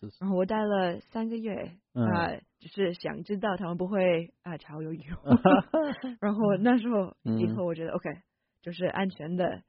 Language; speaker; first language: Chinese; non-native, fluent; English